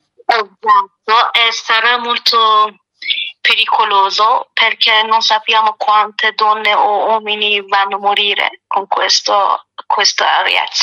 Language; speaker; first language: Italian; non-native, learner; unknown